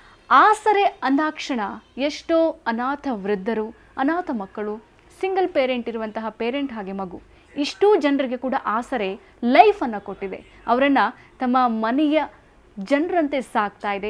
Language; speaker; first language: Kannada; native; Kannada